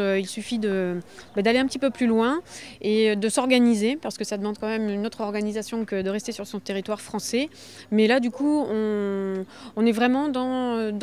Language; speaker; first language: French; native; French